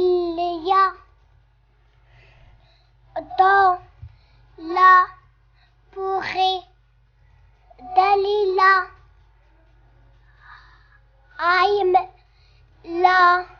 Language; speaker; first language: French; non-native, learner; Arabic